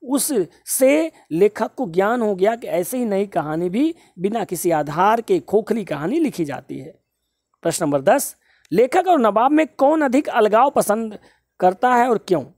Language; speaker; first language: Hindi; native; Hindi